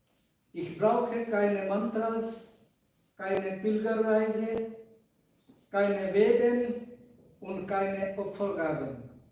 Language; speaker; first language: German; non-native, fluent; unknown